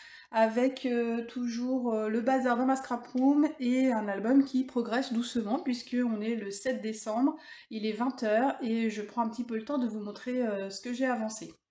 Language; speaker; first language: French; native; French